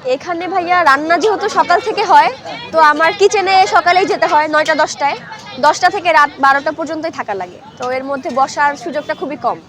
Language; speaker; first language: Bangla; native; Bangla